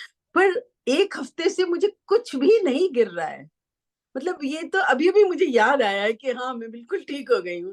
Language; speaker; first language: Hindi; native; Hindi